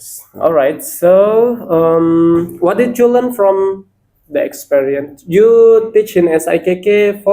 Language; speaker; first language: English; non-native, learner; Indonesian